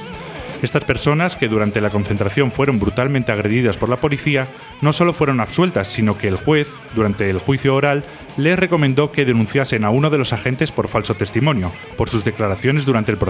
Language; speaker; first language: Spanish; native; Spanish